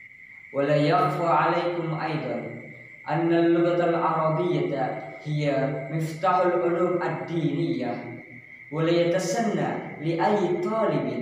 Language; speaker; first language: Arabic; non-native, learner; Indonesian